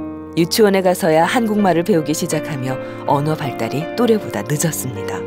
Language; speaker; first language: Korean; native; Korean